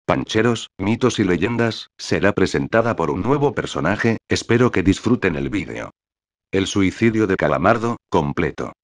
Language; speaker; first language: Spanish; native; Spanish